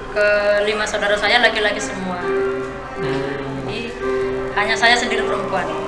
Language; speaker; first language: Indonesian; non-native, local second language; Batak Toba